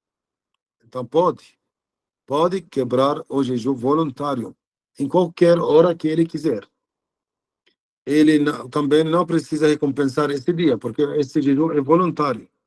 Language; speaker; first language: Portuguese; non-native, learner; Arabic